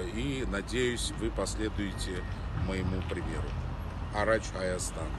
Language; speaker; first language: Russian; native; Russian